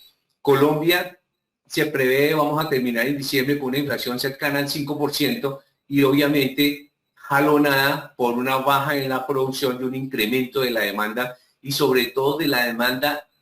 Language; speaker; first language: Spanish; native; Spanish